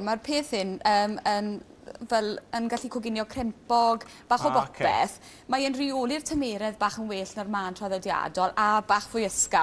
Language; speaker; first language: Welsh; native; Welsh